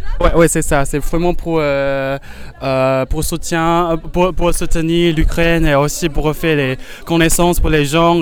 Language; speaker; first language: French; non-native, learner; Chinese